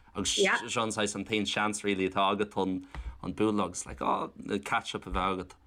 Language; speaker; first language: Irish; non-native, local second language; English